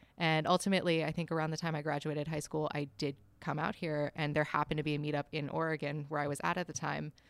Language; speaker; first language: English; native; English